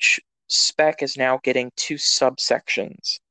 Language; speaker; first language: English; native; English